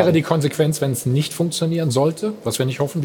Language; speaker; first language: German; native; German